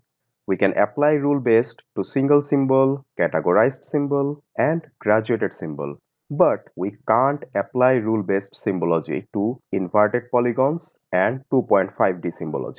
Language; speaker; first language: English; non-native, local second language; Bangla